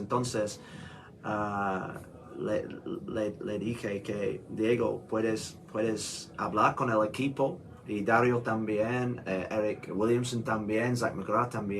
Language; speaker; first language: Spanish; non-native, learner; English